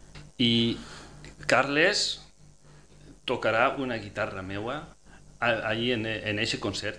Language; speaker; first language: Catalan; non-native, fluent; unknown